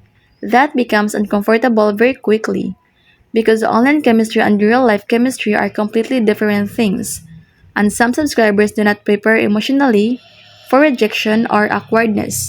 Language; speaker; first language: English; non-native, local second language; Filipino